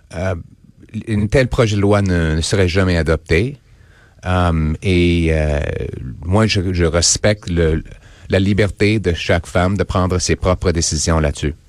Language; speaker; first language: French; non-native, local second language; English